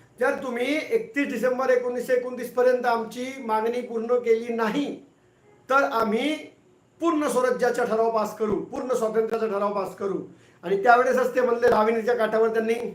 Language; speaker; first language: Marathi; non-native, local second language; Hindi